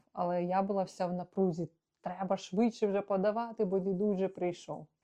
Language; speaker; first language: Ukrainian; non-native, local second language; Russian